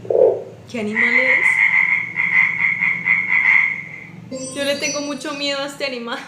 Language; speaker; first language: Spanish; native; Spanish